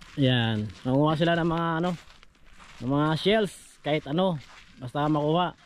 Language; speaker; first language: Filipino; non-native, local second language; Kinaray-a